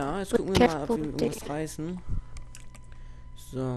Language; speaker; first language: German; native; German